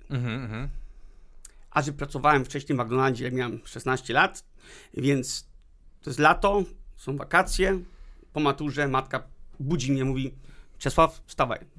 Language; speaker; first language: Polish; early bilingual, heritage; Polish